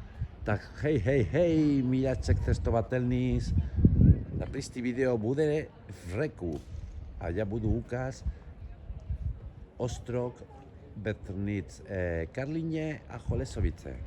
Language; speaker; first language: Czech; non-native, learner; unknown